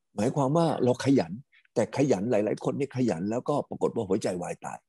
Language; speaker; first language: Thai; native; Thai